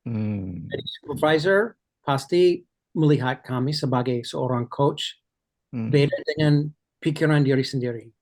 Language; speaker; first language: Indonesian; non-native, fluent; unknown